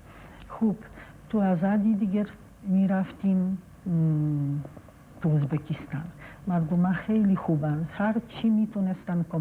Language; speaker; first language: Persian; non-native, fluent; Polish